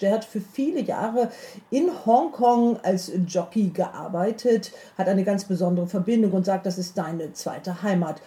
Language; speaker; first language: German; native; German